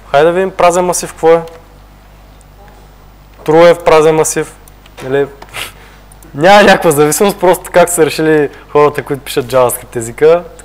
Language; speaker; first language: Bulgarian; native; Bulgarian